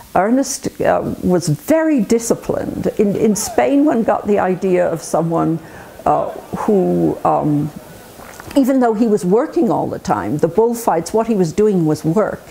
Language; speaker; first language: English; native; English